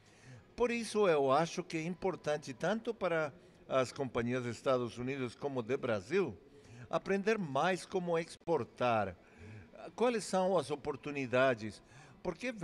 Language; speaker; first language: Portuguese; non-native, fluent; English